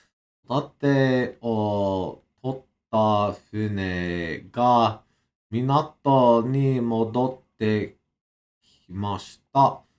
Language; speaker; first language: Japanese; non-native, learner; English